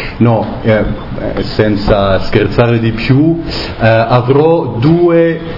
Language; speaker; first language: Italian; non-native, fluent; French